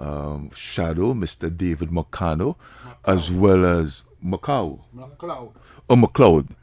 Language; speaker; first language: English; native; English